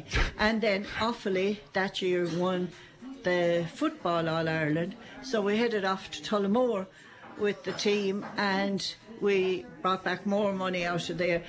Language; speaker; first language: English; native; English